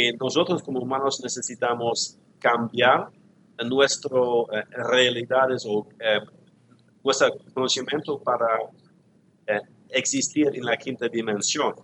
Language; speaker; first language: Spanish; non-native, learner; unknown